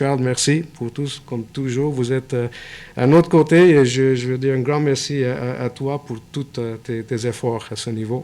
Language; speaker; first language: French; non-native, local second language; English